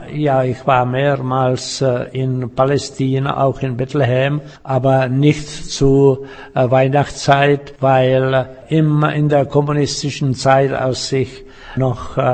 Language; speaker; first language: German; non-native, fluent; Czech